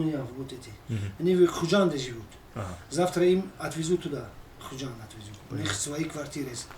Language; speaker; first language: Russian; non-native, local second language; Tajik